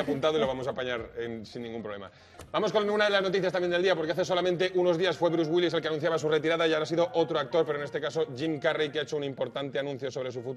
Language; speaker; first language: Spanish; native; Spanish